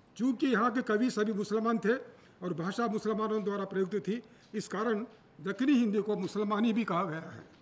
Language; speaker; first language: Hindi; non-native, local second language; Telugu